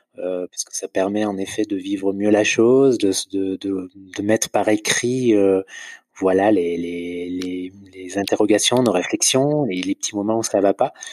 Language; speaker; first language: French; native; French